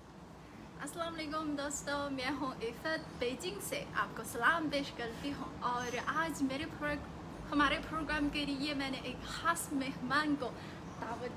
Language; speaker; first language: Hindi; non-native, fluent; Chinese